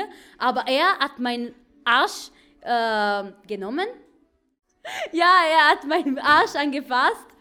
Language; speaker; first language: German; non-native, learner; Italian